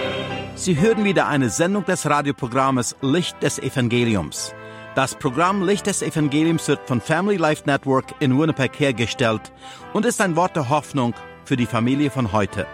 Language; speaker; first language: German; early bilingual, heritage; German